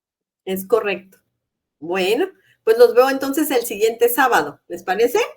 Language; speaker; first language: Spanish; native; Spanish